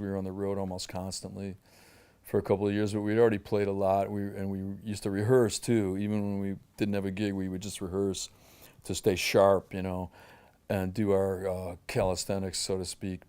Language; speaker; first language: English; native; English